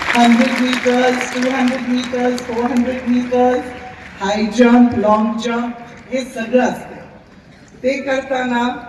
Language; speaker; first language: Marathi; non-native, local second language; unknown